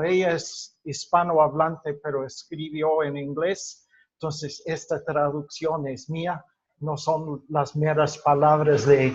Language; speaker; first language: Spanish; non-native, fluent; English